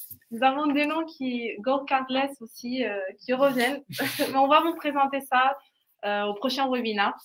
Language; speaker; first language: French; native; French